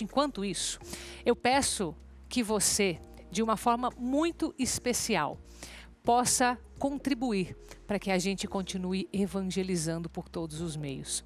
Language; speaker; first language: Portuguese; native; Portuguese